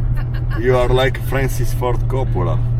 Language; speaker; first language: English; non-native, learner; Italian